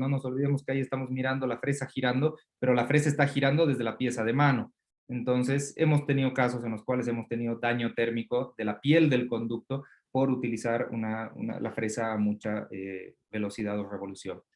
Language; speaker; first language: Spanish; native; Spanish